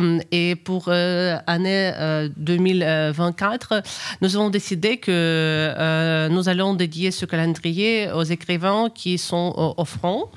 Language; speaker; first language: French; non-native, fluent; Ukrainian